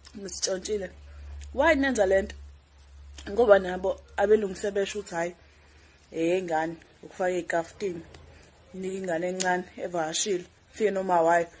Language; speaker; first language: Zulu; non-native, local second language; English